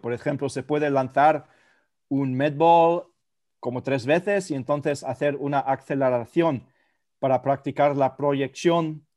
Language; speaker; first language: Spanish; non-native, fluent; German